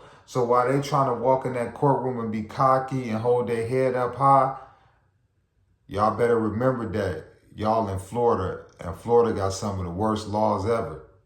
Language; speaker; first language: English; native; English